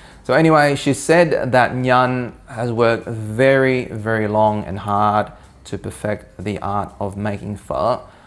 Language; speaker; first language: English; early bilingual, other home language; Vietnamese